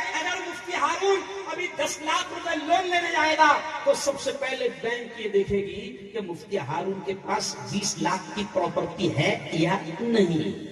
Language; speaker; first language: Urdu; native; Urdu